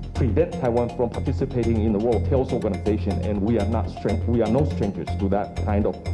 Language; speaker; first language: English; non-native, fluent; Chinese